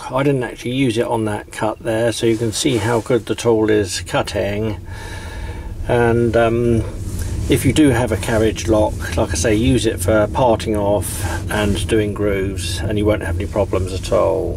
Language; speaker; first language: English; native; English